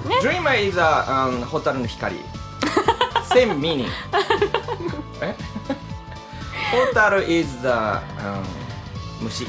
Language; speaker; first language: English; non-native, learner; Japanese